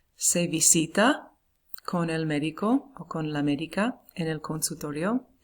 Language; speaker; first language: Spanish; non-native, fluent; English